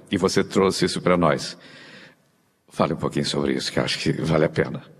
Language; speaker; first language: Portuguese; native; Portuguese